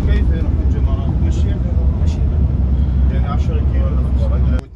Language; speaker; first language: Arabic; non-native, fluent; Tatar